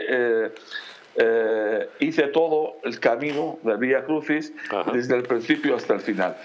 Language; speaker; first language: Spanish; non-native, fluent; Aramaic